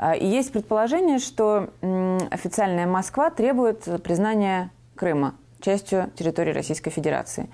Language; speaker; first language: Russian; non-native, local second language; Georgian